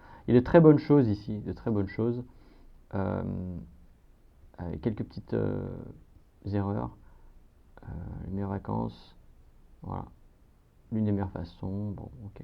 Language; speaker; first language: French; native; French